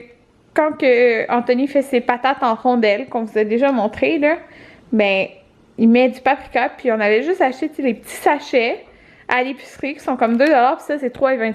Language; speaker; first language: French; native; French